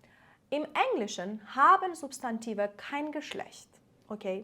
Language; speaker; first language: German; non-native, fluent; Persian